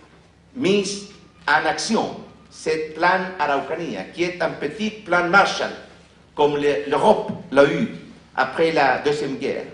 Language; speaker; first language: French; non-native, fluent; Spanish